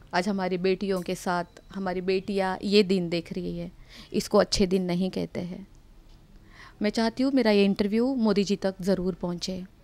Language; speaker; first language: Hindi; non-native, local second language; Marathi